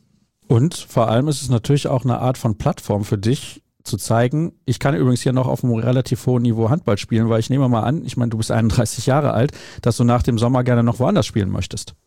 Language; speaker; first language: German; native; German